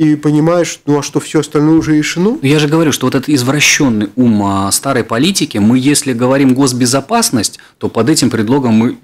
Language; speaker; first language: Russian; native; Russian